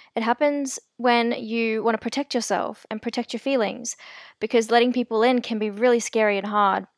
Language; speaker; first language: English; native; English